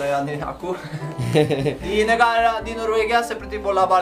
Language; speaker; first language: Indonesian; non-native, learner; Norwegian